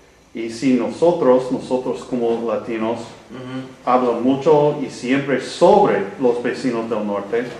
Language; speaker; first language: Spanish; non-native, learner; English